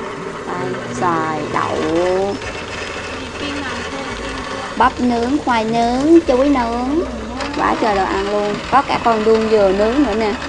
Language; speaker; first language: Vietnamese; native; Vietnamese